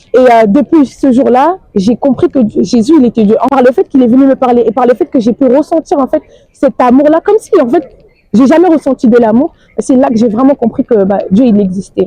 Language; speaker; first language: French; native; French